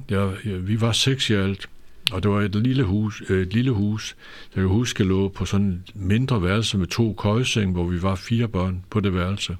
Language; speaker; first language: Danish; native; Danish